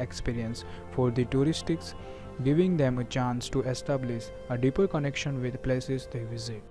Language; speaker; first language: English; non-native, fluent; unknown